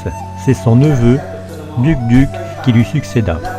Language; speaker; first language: French; native; French